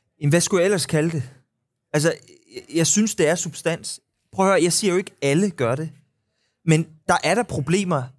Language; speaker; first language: Danish; native; Danish